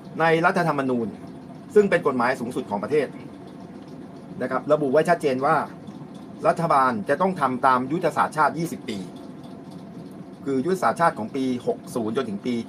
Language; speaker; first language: Thai; native; Thai